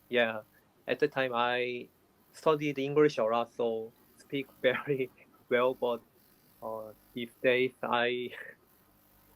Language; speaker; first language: English; non-native, learner; Korean